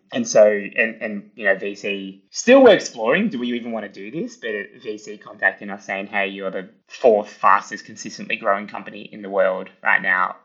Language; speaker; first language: English; early bilingual, other home language; Italian